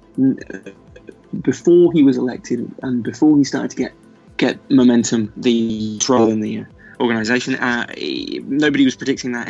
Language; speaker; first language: English; native; English